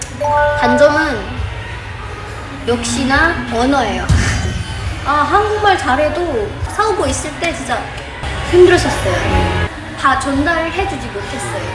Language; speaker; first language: Korean; non-native, fluent; Indonesian